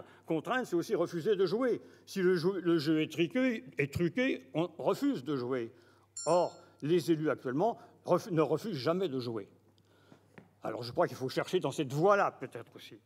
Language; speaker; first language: French; native; French